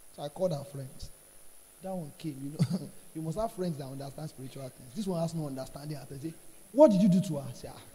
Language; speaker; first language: English; non-native, local second language; Yoruba